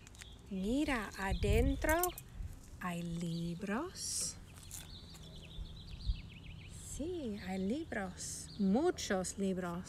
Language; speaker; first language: Spanish; non-native, fluent; English